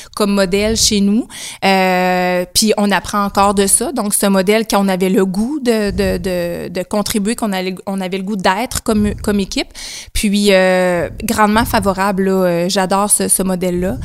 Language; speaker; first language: French; native; French